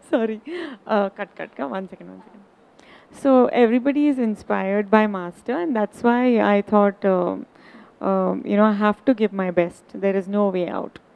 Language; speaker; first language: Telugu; non-native, learner; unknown